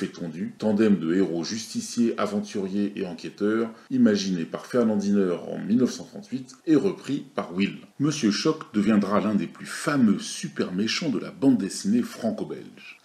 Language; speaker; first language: French; native; French